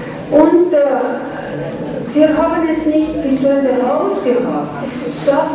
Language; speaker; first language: German; non-native, fluent; Armenian